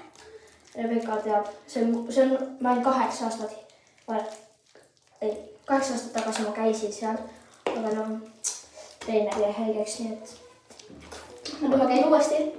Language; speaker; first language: Estonian; early bilingual, heritage; Estonian